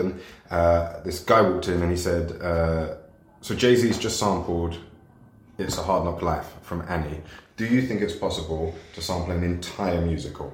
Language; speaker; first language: English; native; English